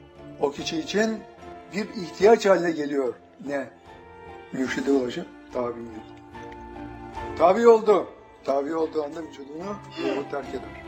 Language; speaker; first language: Turkish; native; Turkish